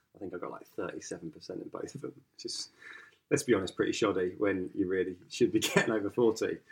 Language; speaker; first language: English; native; English